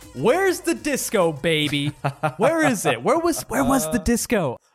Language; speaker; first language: English; early bilingual, other home language; Hindi